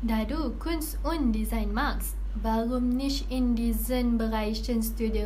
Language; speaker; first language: German; non-native, learner; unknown